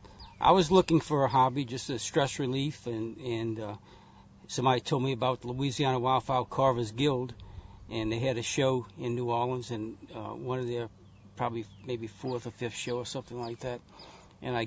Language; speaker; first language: English; native; English